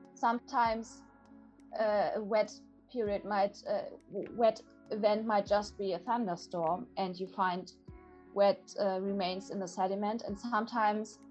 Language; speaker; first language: English; non-native, fluent; German